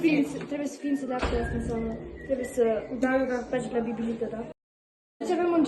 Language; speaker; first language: Romanian; early bilingual, heritage; Romanian